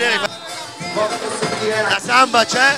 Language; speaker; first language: Italian; non-native, fluent; Portuguese